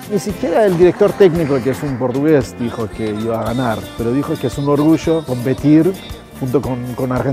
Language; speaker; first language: Spanish; non-native, fluent; Persian